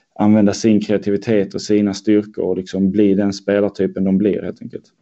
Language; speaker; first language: Swedish; native; Swedish